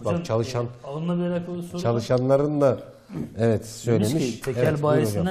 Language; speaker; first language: Turkish; native; Turkish